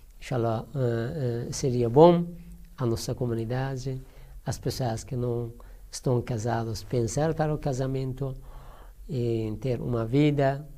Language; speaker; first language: Portuguese; non-native, learner; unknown